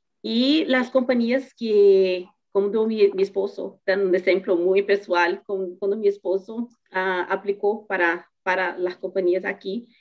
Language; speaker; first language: Spanish; non-native, fluent; Portuguese